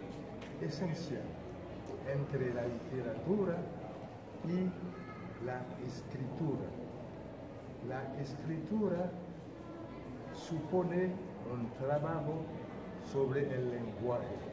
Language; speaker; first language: Spanish; non-native, fluent; Haitian Creole